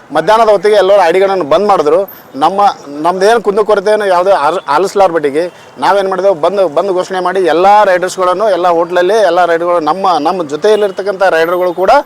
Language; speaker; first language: Kannada; native; Kannada